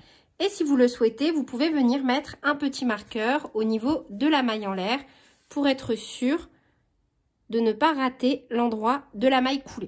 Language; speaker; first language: French; native; French